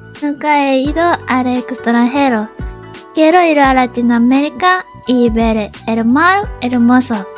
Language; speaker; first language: Spanish; non-native, learner; Japanese